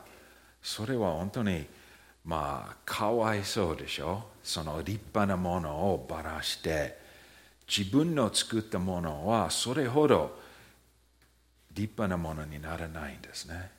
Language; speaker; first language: Japanese; early bilingual, heritage; Japanese